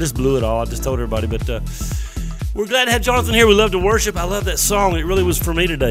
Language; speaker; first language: English; native; English